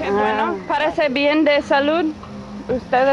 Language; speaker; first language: Spanish; non-native, learner; English